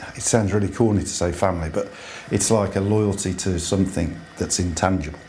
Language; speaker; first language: English; native; English